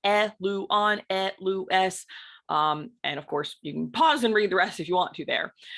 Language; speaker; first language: English; native; English